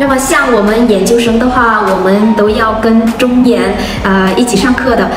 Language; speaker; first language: Chinese; non-native, fluent; Vietnamese